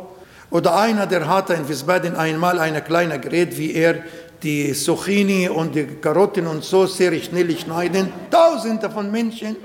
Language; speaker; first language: German; non-native, fluent; Arabic